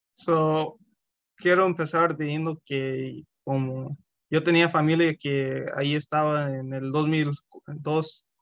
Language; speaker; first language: Spanish; early bilingual, heritage; Spanish